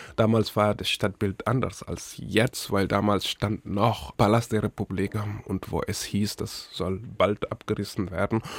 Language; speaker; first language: German; non-native, fluent; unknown